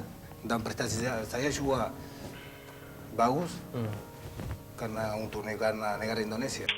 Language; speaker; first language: Indonesian; non-native, learner; Spanish